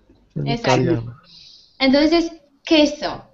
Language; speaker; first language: Spanish; native; Spanish